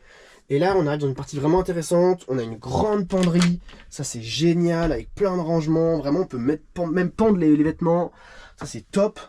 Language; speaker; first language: French; native; French